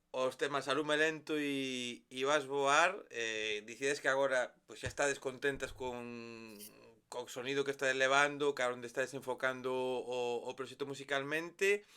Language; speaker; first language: Galician; non-native, local second language; Spanish